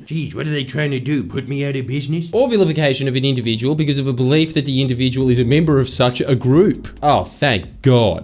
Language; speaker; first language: English; native; English